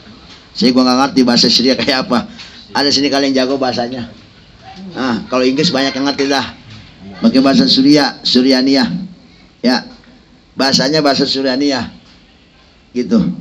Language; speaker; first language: Indonesian; native; Indonesian